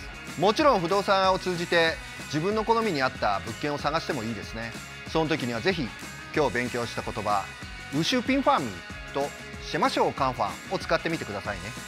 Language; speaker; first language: Japanese; native; Japanese